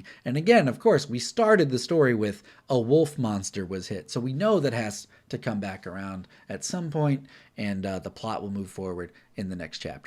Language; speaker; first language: English; native; English